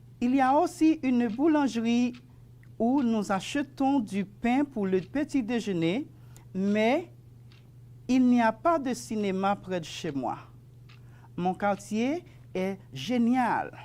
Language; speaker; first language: French; non-native, fluent; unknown